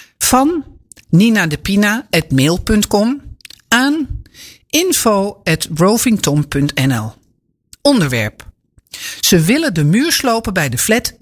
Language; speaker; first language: Dutch; native; Dutch